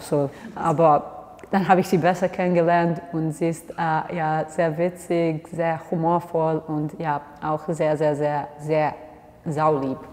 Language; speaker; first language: German; non-native, fluent; Serbian